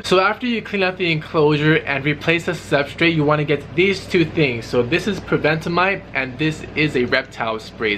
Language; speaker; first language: English; native; English